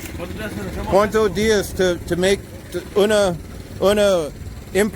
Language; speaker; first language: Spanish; non-native, learner; English